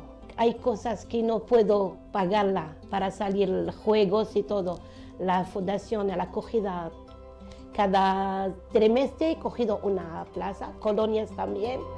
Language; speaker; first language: Spanish; non-native, learner; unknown